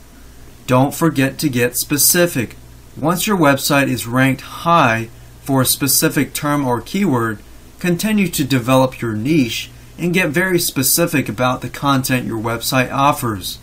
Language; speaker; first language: English; native; English